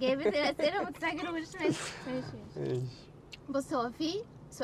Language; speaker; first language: Arabic; native; Arabic